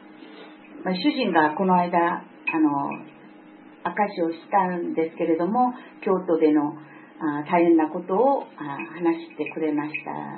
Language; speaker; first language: Japanese; non-native, fluent; Korean